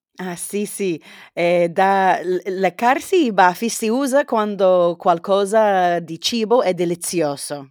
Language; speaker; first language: Italian; non-native, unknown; English